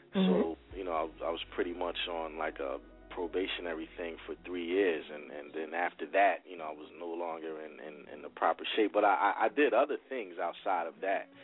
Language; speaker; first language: English; native; English